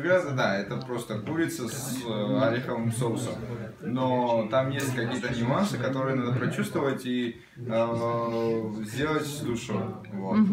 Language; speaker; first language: Russian; non-native, fluent; Georgian